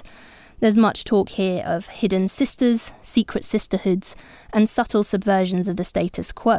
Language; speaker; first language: English; native; English